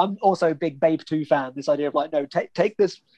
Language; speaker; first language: English; native; English